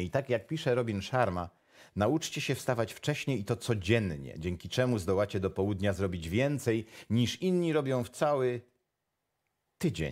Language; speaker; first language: Polish; native; Polish